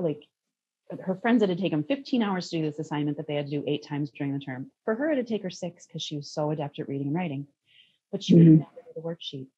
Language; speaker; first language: English; native; English